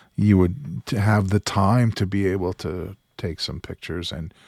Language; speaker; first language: English; native; English